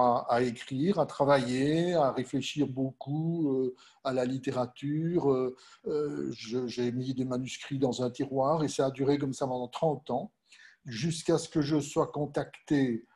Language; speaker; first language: French; native; French